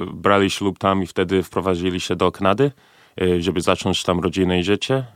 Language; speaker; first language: Polish; early bilingual, heritage; Polish